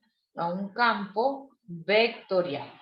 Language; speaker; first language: Spanish; native; Spanish